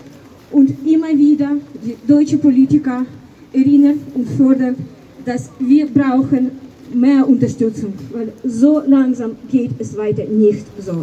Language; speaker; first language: German; non-native, fluent; Ukrainian